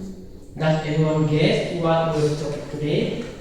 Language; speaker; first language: English; non-native, learner; Indonesian